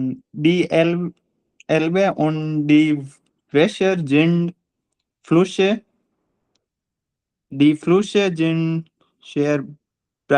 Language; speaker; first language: German; non-native, learner; Hindi